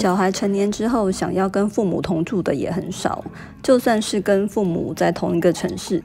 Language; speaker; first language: Chinese; native; Chinese